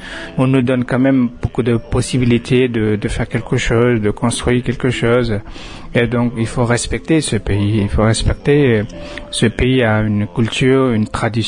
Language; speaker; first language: French; non-native, fluent; Tibetan